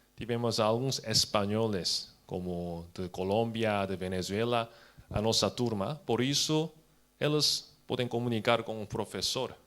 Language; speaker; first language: Portuguese; non-native, fluent; Korean